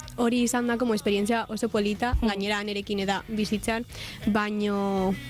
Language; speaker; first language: Basque; native; Basque